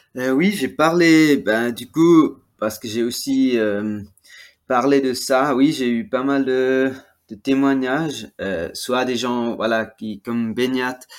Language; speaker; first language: French; non-native, fluent; Swiss German